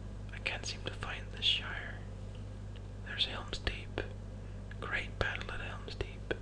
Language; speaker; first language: English; non-native, fluent; Danish